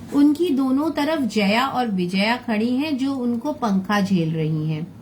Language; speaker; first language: Hindi; non-native, local second language; Bangla